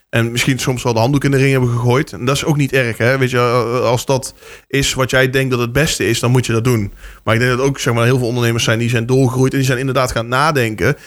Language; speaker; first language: Dutch; native; Dutch